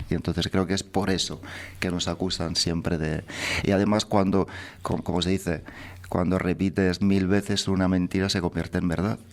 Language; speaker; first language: Spanish; non-native, fluent; Italian